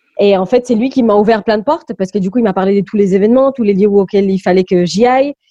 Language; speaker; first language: French; early bilingual, other home language; English